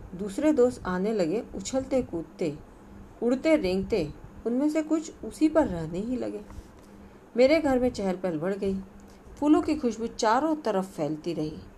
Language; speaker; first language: Hindi; non-native, local second language; Marathi